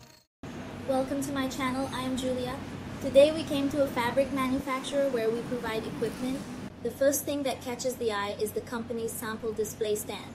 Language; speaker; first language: English; non-native, fluent; Chinese